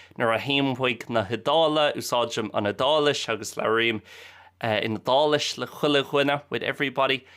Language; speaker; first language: Irish; native; Irish